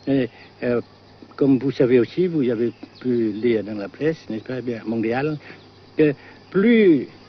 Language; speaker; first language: French; non-native, local second language; Vietnamese